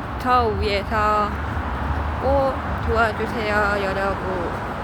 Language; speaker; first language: Korean; non-native, learner; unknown